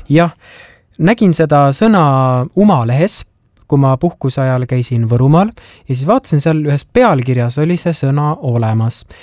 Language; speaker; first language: Estonian; native; Estonian